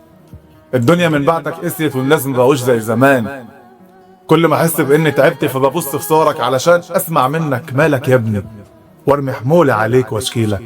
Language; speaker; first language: Arabic; native; Arabic